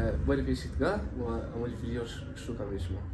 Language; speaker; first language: Persian; early bilingual, heritage; Persian